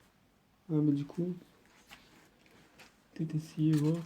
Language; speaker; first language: French; native; French